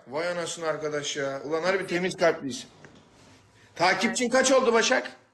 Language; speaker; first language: Turkish; native; Turkish